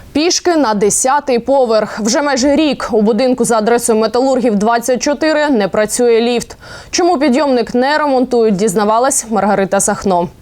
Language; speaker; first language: Ukrainian; native; Ukrainian